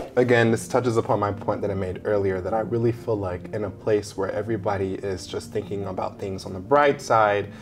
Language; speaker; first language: English; native; English